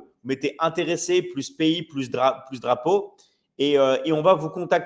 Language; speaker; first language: French; native; French